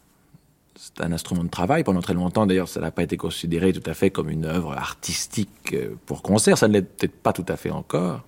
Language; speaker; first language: French; native; French